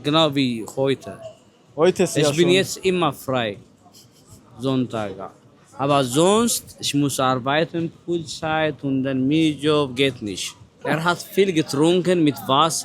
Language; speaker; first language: German; non-native, learner; Amharic